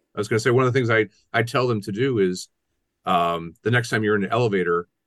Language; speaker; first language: English; native; English